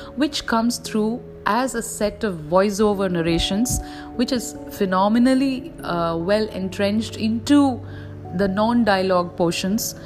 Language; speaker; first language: English; non-native, local second language; Tamil